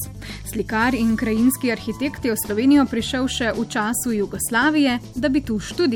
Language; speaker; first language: Slovenian; native; Slovenian